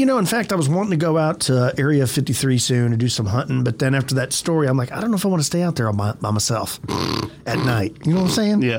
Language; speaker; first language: English; native; English